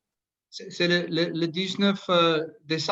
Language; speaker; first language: French; non-native, learner; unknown